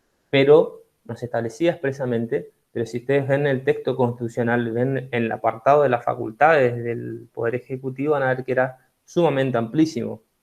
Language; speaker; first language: Spanish; native; Spanish